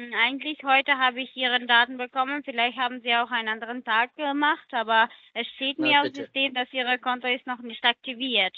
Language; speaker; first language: German; non-native, learner; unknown